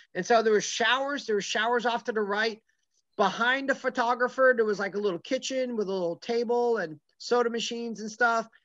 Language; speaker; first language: English; native; English